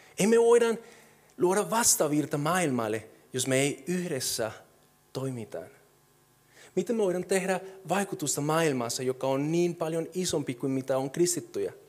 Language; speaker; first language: Finnish; non-native, fluent; Spanish